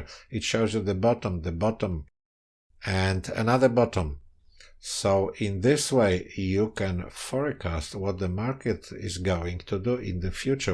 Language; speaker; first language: English; non-native, fluent; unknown